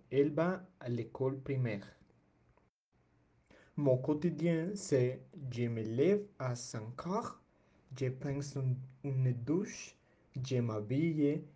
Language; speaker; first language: French; non-native, learner; Spanish